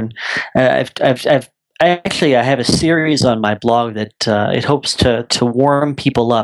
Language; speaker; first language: English; native; English